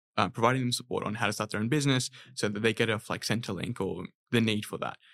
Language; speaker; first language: English; native; English